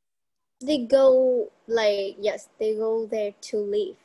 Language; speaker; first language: English; non-native, learner; Vietnamese